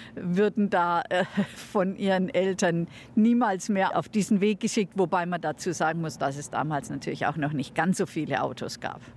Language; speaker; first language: German; native; German